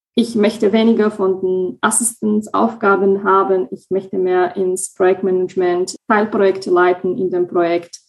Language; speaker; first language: German; non-native, fluent; Slovak